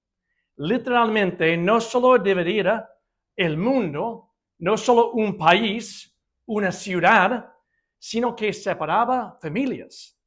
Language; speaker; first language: Spanish; non-native, fluent; English